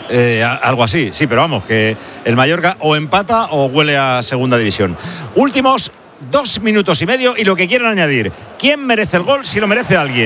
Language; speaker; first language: Spanish; native; Spanish